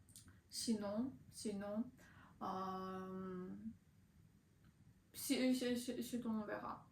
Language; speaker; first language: French; non-native, learner; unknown